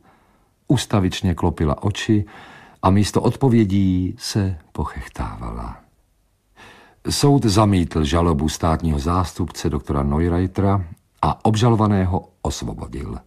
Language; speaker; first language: Czech; native; Czech